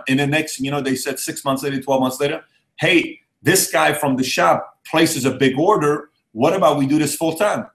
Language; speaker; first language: English; early bilingual, other home language; Persian